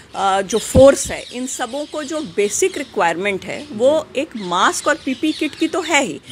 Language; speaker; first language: Hindi; native; Hindi